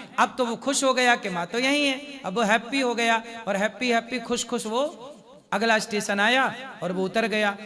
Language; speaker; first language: Hindi; native; Hindi